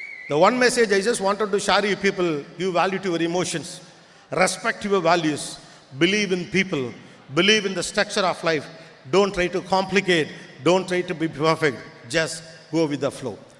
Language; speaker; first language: English; non-native, local second language; Tamil